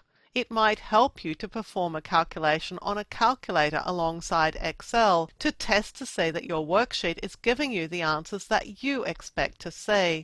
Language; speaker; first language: English; native; English